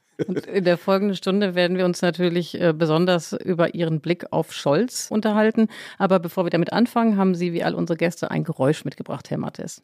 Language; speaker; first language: German; native; German